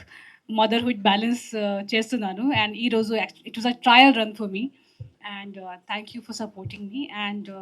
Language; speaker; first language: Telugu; non-native, local second language; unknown